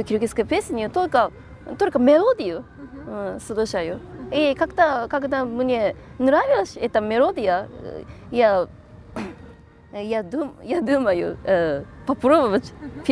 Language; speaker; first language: Russian; non-native, learner; Japanese